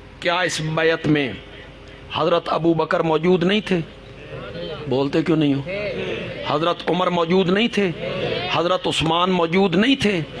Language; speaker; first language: Urdu; non-native, local second language; Punjabi